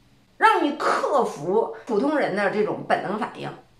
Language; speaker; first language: Chinese; native; Chinese